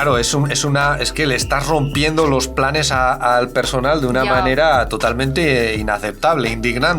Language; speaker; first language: Spanish; native; Spanish